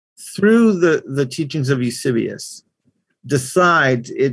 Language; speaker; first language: English; native; English